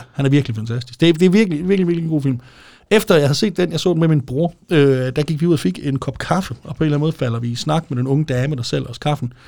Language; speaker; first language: Danish; native; Danish